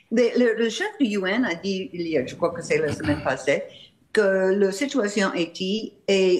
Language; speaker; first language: French; non-native, fluent; English